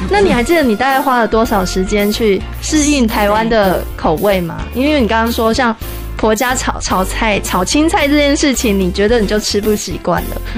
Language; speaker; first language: Chinese; native; Chinese